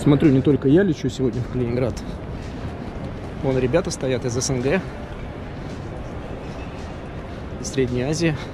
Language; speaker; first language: Russian; native; Russian